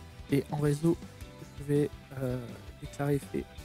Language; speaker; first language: French; native; French